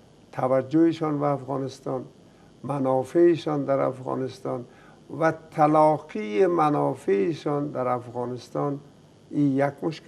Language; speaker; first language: Persian; native; Persian